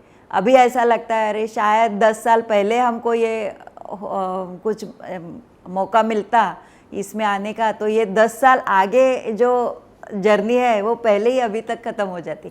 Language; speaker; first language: Hindi; non-native, local second language; Marathi